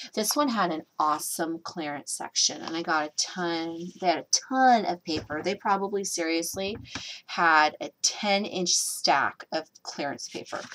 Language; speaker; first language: English; native; English